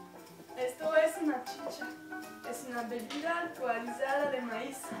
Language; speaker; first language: Spanish; non-native, learner; French